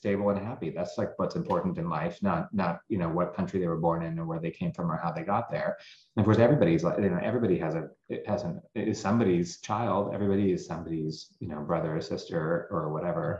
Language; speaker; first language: English; native; English